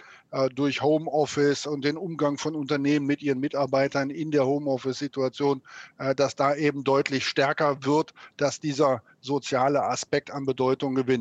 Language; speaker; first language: German; native; German